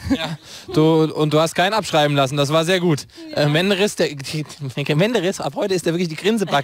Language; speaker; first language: German; native; German